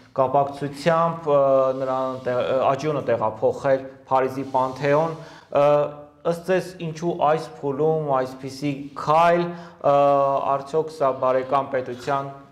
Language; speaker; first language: Armenian; native; Armenian